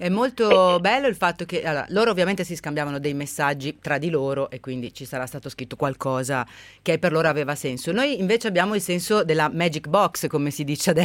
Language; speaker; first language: Italian; native; Italian